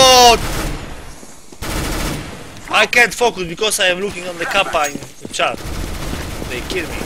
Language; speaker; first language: English; non-native, learner; Polish